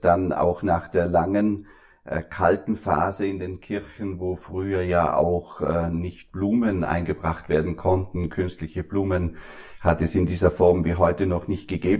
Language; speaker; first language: German; native; German